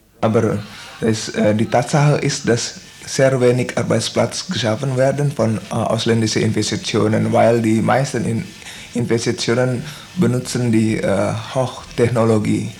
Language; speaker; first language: German; non-native, learner; Indonesian